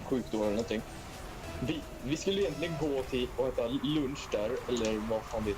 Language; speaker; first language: Swedish; native; Swedish